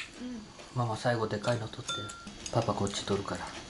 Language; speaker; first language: Japanese; native; Japanese